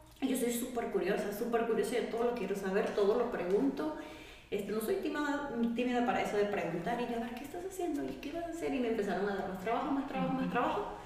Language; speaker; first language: Spanish; native; Spanish